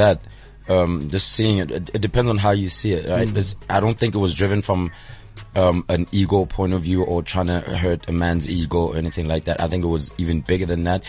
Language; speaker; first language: English; non-native, local second language; Zulu